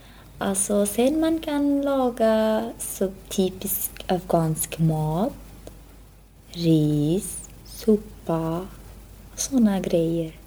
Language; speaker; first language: Swedish; non-native, learner; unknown